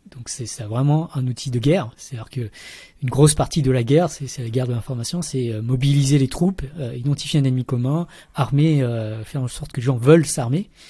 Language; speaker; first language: French; early bilingual, other home language; Vietnamese